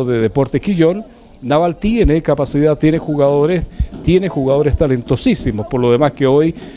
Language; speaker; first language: Spanish; native; Spanish